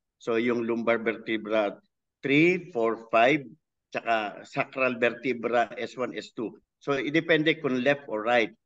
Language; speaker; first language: Filipino; native; Filipino